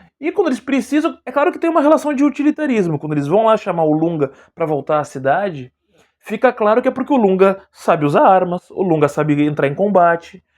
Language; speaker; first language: Portuguese; native; Portuguese